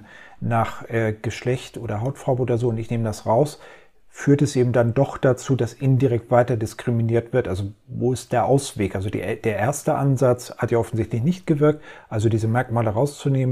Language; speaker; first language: German; native; German